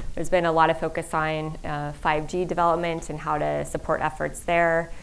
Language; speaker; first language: English; native; English